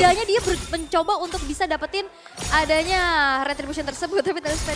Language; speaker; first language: Indonesian; native; Indonesian